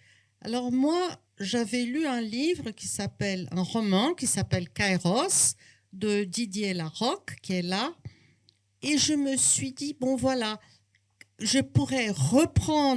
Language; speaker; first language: French; non-native, fluent; Portuguese